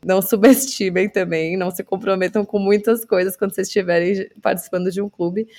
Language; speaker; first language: Portuguese; native; Portuguese